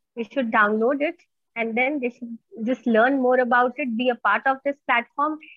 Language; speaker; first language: English; non-native, local second language; Hindi